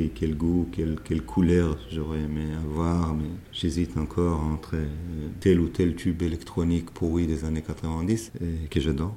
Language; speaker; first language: French; non-native, fluent; Hebrew